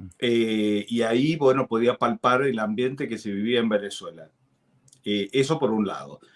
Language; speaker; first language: Spanish; native; Spanish